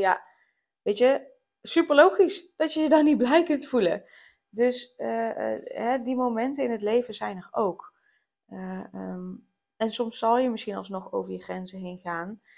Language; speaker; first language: Dutch; native; Dutch